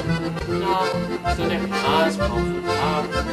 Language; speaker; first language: French; non-native, learner; English